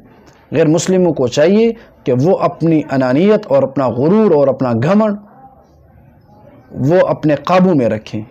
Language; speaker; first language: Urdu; non-native, local second language; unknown